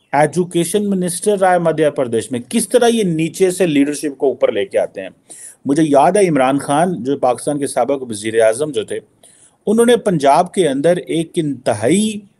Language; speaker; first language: Urdu; native; Urdu